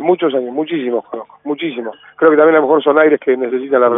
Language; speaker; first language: Spanish; native; Spanish